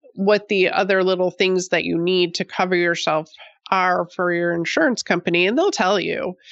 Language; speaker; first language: English; native; English